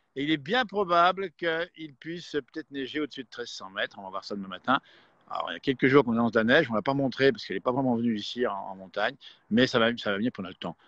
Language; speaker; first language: French; native; French